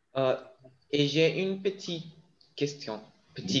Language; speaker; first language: French; non-native, learner; English